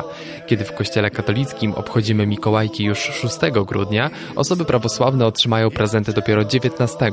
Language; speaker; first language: Polish; native; Polish